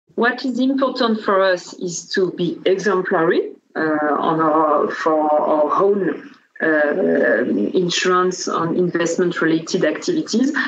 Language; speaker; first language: English; non-native, fluent; French